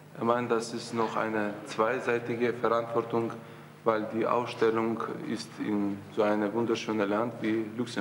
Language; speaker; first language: German; non-native, learner; Russian